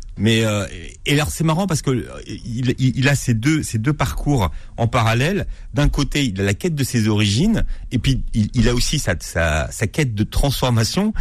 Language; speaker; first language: French; native; French